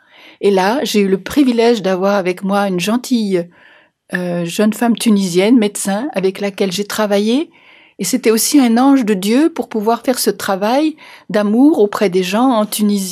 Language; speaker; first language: French; native; French